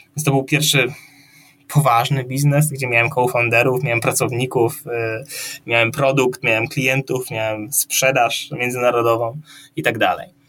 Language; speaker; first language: Polish; native; Polish